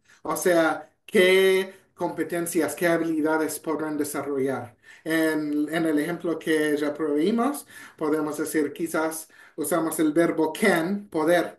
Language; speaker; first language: Spanish; non-native, fluent; English